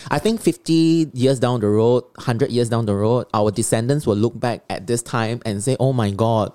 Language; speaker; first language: English; non-native, local second language; Chinese